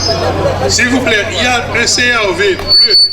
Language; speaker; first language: French; non-native, local second language; Haitian Creole